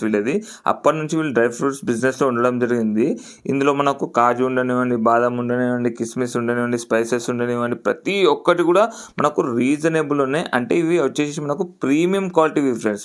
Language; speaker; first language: Telugu; native; Telugu